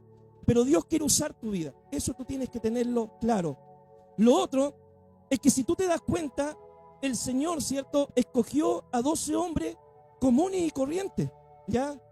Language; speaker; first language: Spanish; native; Spanish